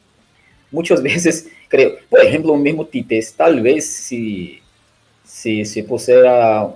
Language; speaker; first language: Spanish; non-native, learner; Portuguese